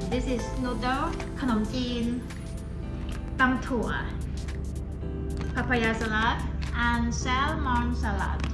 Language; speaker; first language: English; non-native, learner; Thai